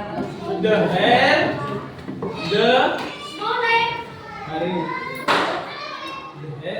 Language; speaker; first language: English; non-native, learner; Indonesian